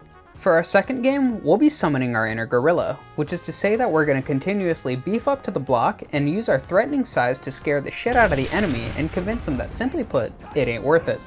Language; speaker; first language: English; native; English